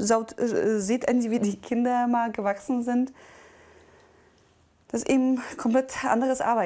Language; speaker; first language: German; non-native, fluent; Polish